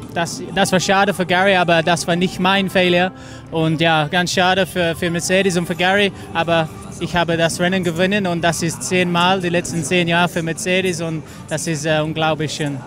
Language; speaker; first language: German; non-native, learner; English